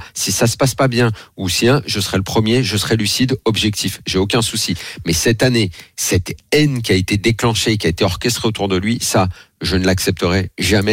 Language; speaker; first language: French; native; French